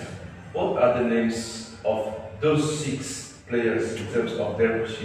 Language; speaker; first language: English; non-native, fluent; Indonesian